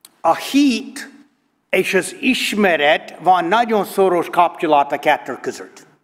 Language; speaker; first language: Hungarian; non-native, learner; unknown